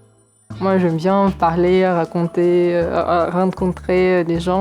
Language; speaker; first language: French; non-native, fluent; Ukrainian